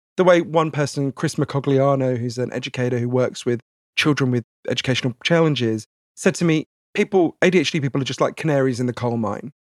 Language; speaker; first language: English; native; English